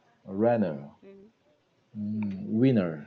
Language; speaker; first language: English; non-native, learner; Korean